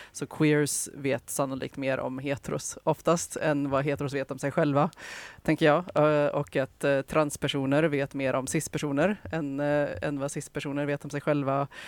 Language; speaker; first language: Swedish; native; Swedish